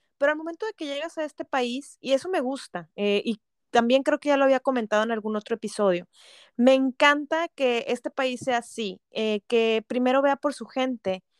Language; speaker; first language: Spanish; native; Spanish